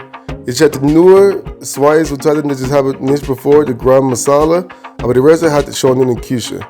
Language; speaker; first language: German; non-native, learner; English